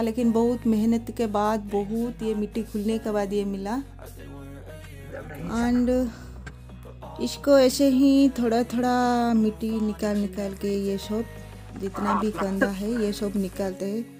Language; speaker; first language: Hindi; non-native, local second language; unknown